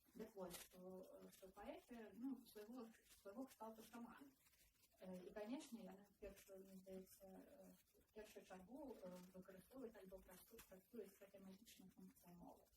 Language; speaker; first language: Belarusian; non-native, local second language; Russian